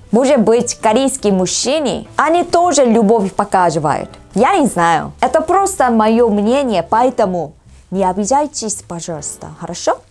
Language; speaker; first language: Russian; non-native, learner; Korean